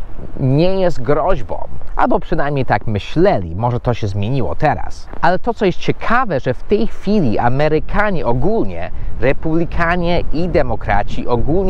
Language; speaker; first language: Polish; non-native, fluent; English